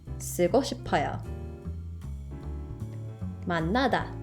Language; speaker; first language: Korean; non-native, fluent; English